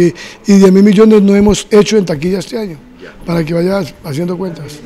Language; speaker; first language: Spanish; native; Spanish